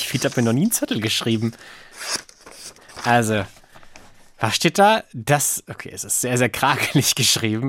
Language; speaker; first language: German; native; German